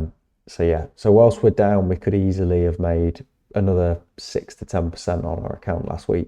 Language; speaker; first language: English; native; English